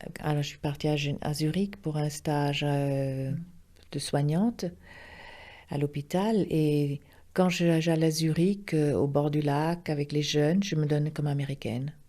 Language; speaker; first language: French; non-native, local second language; Swiss German